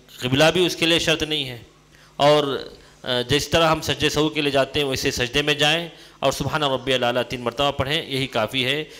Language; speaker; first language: Urdu; native; Urdu